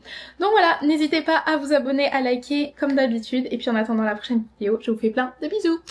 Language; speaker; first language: French; native; French